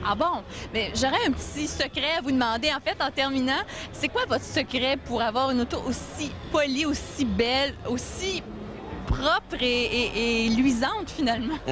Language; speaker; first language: French; native; French